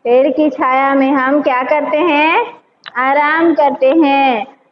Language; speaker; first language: Hindi; non-native, local second language; Telugu